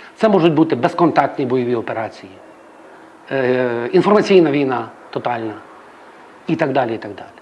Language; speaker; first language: Ukrainian; native; Ukrainian